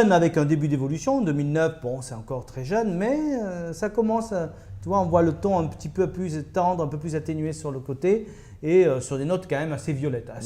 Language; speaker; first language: French; native; French